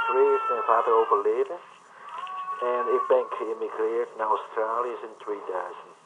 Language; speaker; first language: Dutch; non-native, learner; Vietnamese